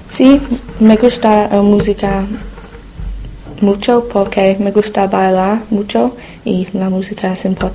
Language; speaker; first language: Spanish; non-native, learner; English